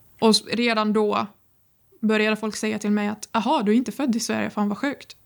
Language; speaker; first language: Swedish; non-native, fluent; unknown